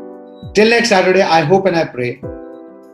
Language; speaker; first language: Hindi; native; Hindi